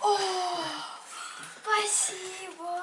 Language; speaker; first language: Russian; non-native, learner; German